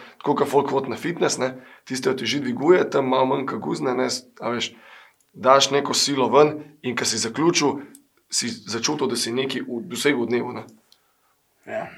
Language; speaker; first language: Slovenian; native; Slovenian